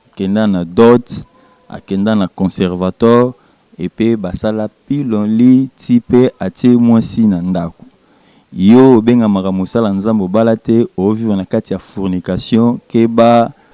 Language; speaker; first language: Lingala; native; Lingala